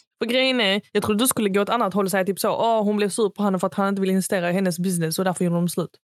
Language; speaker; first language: Swedish; native; Swedish